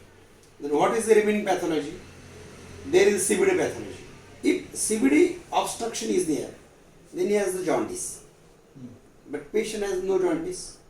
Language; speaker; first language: English; non-native, local second language; Marathi